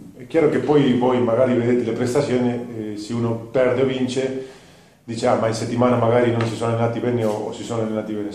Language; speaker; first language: Italian; non-native, fluent; Spanish